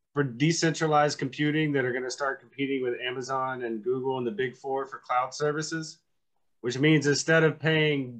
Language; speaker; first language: English; native; English